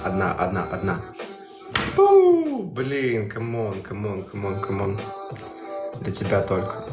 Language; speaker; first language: Russian; native; Russian